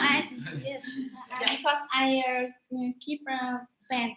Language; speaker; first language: English; non-native, learner; Vietnamese